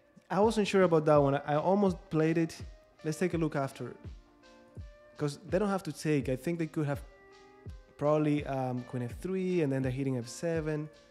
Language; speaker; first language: English; non-native, fluent; Spanish